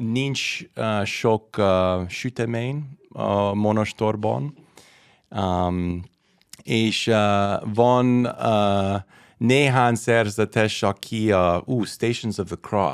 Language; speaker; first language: Hungarian; non-native, learner; English